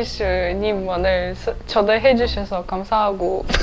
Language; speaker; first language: Korean; non-native, fluent; Russian